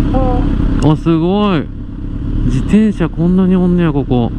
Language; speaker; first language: Japanese; native; Japanese